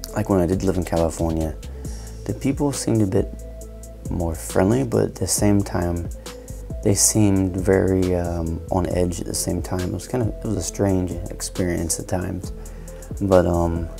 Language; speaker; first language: English; native; English